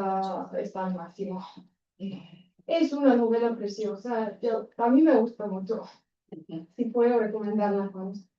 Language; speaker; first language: Spanish; non-native, fluent; Bulgarian